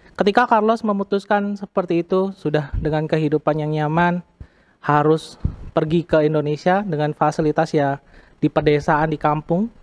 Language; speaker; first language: Indonesian; native; Indonesian